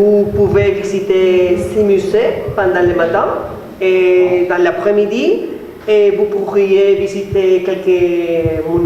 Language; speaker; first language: French; non-native, learner; Spanish